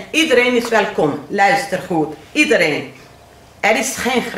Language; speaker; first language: Dutch; non-native, learner; Portuguese